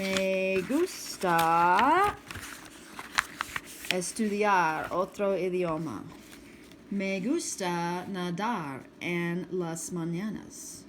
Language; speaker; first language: Spanish; non-native, fluent; English